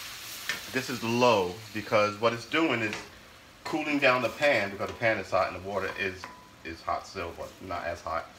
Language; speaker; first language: English; native; English